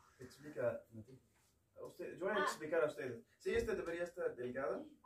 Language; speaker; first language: Spanish; non-native, learner; Arabic